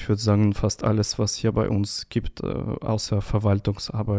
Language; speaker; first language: German; non-native, learner; Russian